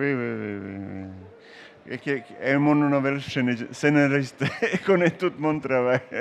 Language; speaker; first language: French; non-native, learner; Serbian